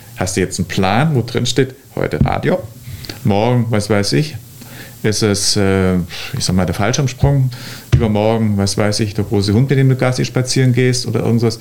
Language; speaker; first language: German; native; German